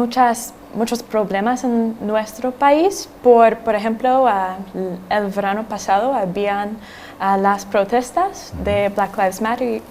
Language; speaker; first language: Spanish; non-native, fluent; English